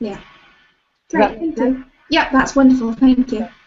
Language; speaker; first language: English; native; English